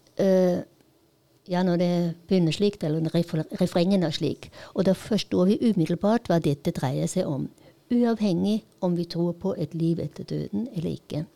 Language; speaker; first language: Norwegian; non-native, fluent; Polish